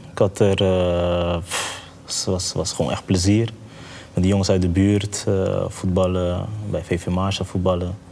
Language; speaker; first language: Dutch; early bilingual, other home language; Papiamento